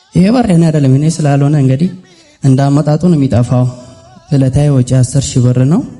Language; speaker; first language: Amharic; non-native, local second language; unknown